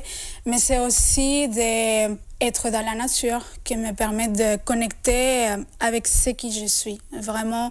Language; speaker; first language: French; non-native, fluent; Spanish